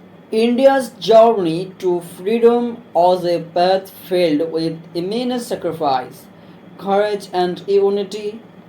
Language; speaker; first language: English; non-native, local second language; Bangla